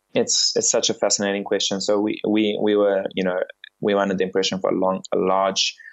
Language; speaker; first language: English; early bilingual, other home language; Bulgarian